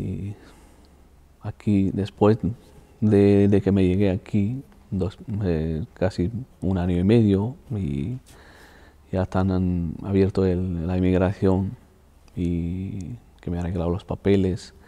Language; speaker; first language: Spanish; non-native, fluent; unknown